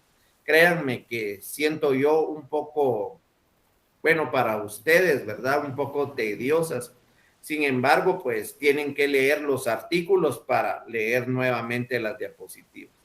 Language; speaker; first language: Spanish; native; Spanish